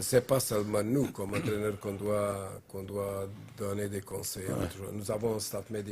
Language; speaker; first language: French; non-native, learner; Portuguese